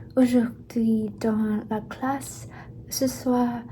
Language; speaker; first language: French; non-native, learner; Chinese